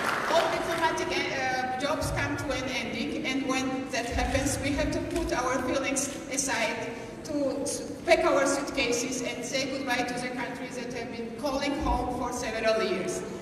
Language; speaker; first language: English; non-native, fluent; Georgian